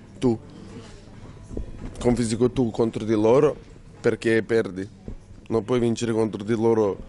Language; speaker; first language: Italian; non-native, learner; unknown